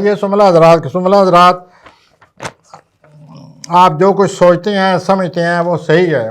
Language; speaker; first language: Urdu; native; Urdu